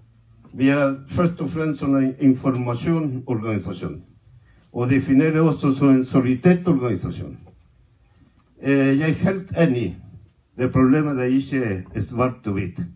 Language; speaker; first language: Norwegian; non-native, fluent; Spanish